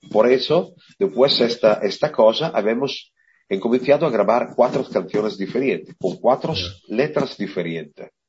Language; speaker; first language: Spanish; non-native, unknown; Italian